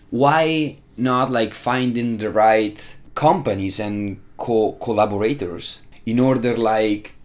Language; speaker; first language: English; non-native, fluent; Italian